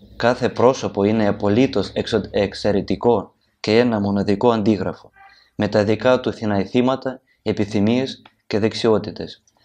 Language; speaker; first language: Greek; non-native, learner; Ukrainian